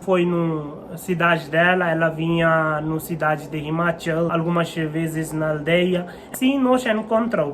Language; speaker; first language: Portuguese; non-native, learner; Hindi